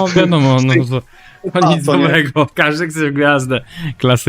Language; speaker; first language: Polish; native; Polish